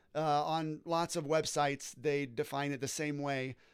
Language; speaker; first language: English; native; English